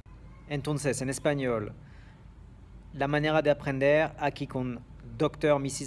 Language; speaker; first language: Spanish; non-native, fluent; French